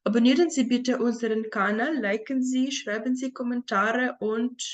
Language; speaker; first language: German; non-native, fluent; Ukrainian